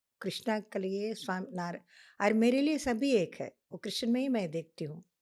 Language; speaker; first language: Hindi; non-native, local second language; Telugu